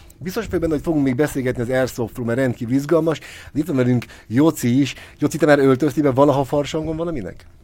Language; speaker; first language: Hungarian; native; Hungarian